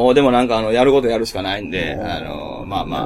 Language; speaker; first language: Japanese; native; Japanese